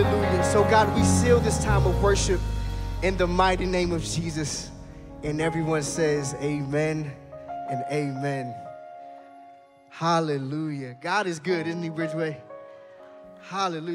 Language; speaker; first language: English; native; English